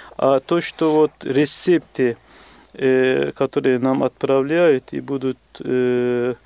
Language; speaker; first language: Russian; non-native, fluent; Turkish